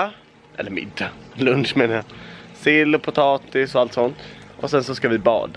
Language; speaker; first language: Swedish; native; Swedish